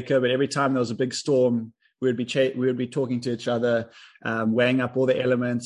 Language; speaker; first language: English; native; English